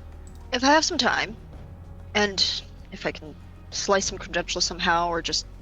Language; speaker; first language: English; native; English